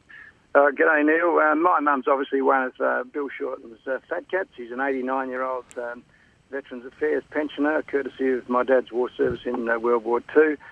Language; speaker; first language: English; native; English